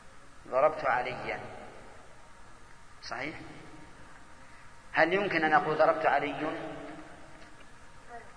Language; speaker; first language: Arabic; native; Arabic